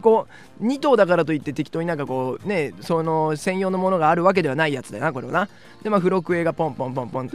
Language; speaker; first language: Japanese; native; Japanese